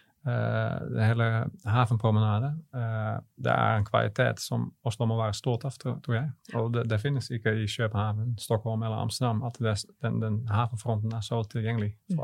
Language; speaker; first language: Norwegian; non-native, fluent; Dutch